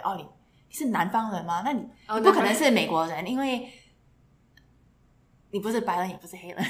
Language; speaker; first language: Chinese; early bilingual, heritage; Chinese